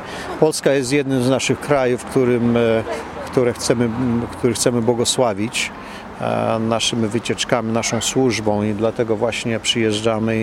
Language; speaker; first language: Polish; early bilingual, heritage; Polish